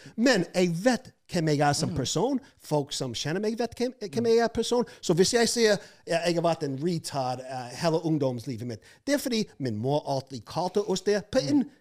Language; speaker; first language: Norwegian; non-native, fluent; English